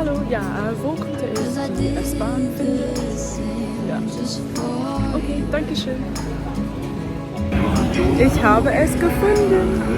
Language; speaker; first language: German; non-native, learner; English